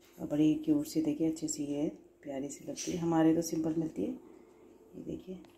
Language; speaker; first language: Hindi; native; Hindi